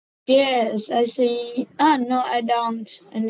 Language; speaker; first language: English; non-native, learner; Vietnamese